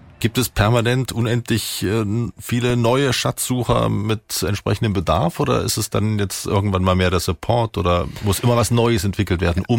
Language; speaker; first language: German; native; German